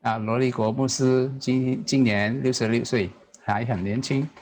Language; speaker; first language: Chinese; non-native, learner; Indonesian